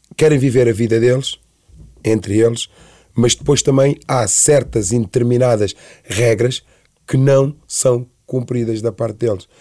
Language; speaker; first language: Portuguese; early bilingual, other home language; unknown